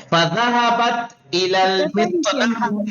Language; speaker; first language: Arabic; non-native, fluent; Urdu